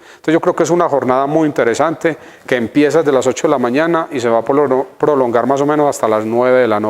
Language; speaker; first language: Spanish; native; Spanish